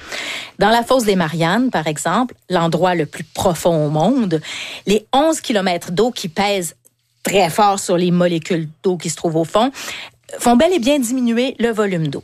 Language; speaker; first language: French; native; French